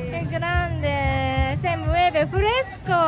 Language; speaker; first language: Spanish; non-native, learner; Japanese